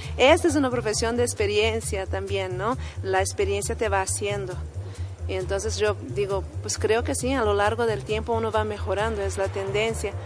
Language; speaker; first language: Spanish; non-native, fluent; Portuguese